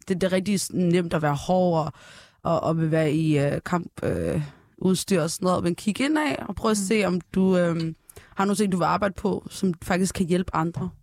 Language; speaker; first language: Danish; early bilingual, other home language; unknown